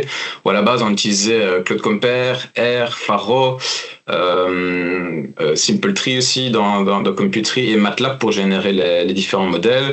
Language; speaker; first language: French; native; French